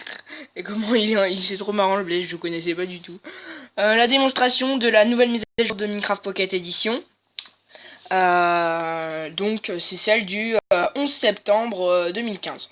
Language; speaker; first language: French; native; French